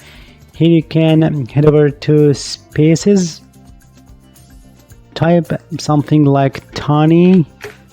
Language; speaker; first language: English; non-native, fluent; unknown